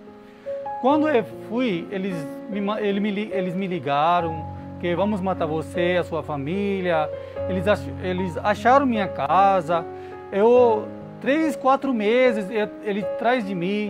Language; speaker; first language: Portuguese; non-native, learner; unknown